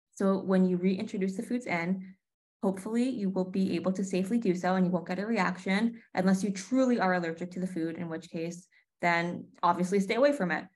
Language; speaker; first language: English; native; English